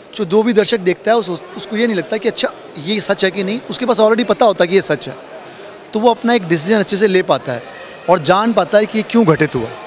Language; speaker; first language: Hindi; native; Hindi